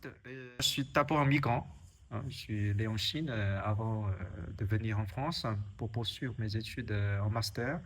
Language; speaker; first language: French; non-native, fluent; Chinese